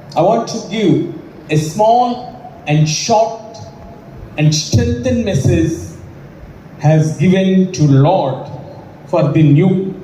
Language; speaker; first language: English; non-native, local second language; Telugu